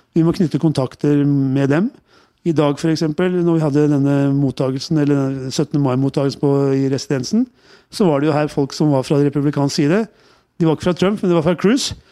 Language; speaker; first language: Norwegian; native; Norwegian